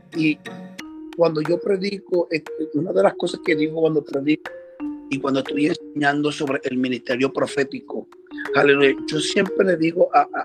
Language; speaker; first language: Spanish; early bilingual, heritage; Spanish